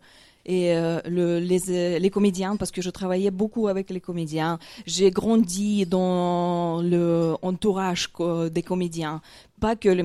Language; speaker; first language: French; non-native, fluent; Ukrainian